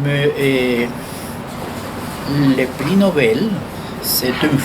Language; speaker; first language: French; non-native, fluent; Spanish